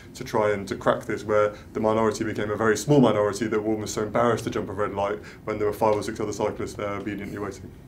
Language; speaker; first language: English; native; English